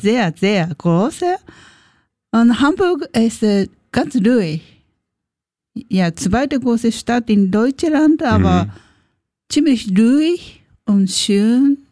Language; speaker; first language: German; non-native, learner; Japanese